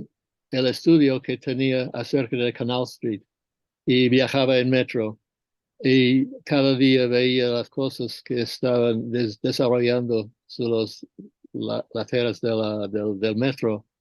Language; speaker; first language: Spanish; non-native, fluent; English